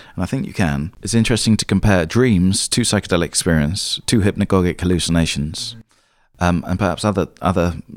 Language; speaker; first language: English; native; English